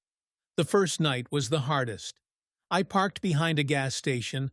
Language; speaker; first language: English; native; English